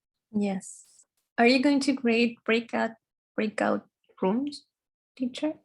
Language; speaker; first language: English; non-native, fluent; Spanish